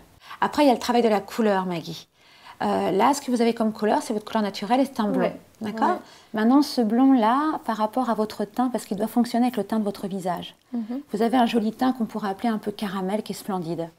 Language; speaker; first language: French; native; French